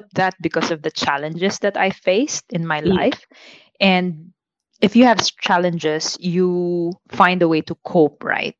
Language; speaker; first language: English; non-native, local second language; Filipino